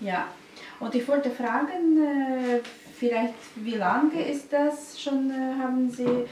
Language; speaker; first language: German; non-native, learner; Russian